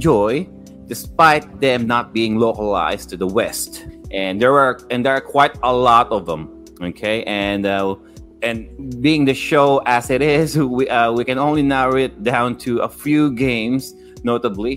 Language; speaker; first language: English; non-native, local second language; Filipino